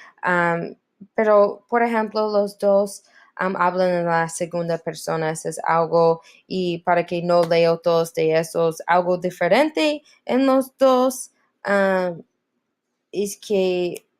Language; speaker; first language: Spanish; non-native, learner; English